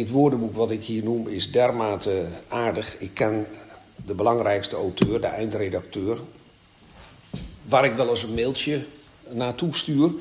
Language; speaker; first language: Dutch; native; Dutch